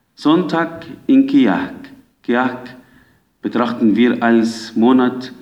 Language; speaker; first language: German; non-native, fluent; Arabic